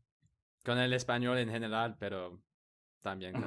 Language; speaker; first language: Spanish; non-native, learner; English